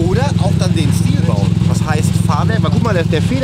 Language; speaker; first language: German; native; German